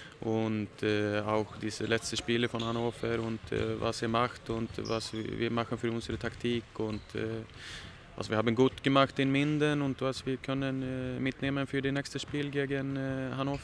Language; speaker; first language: German; non-native, learner; Swedish